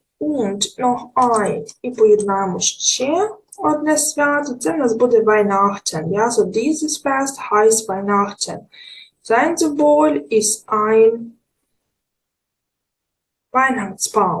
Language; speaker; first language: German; non-native, fluent; Ukrainian